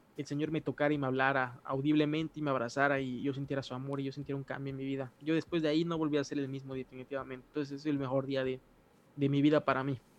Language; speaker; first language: Spanish; native; Spanish